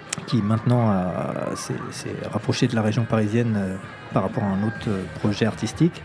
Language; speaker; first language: French; native; French